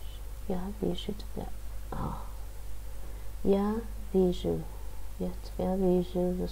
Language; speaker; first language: Spanish; non-native, learner; English